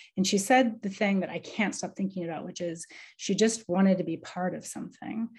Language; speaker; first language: English; native; English